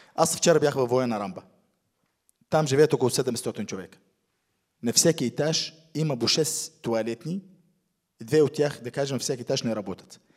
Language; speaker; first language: Bulgarian; non-native, fluent; Arabic